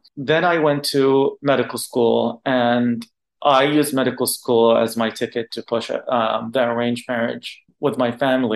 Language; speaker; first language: English; non-native, fluent; Arabic